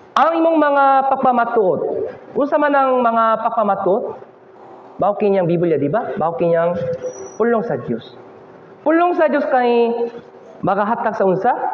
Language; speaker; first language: Cebuano; non-native, fluent; Korean